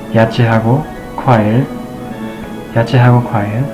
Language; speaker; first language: Korean; non-native, learner; English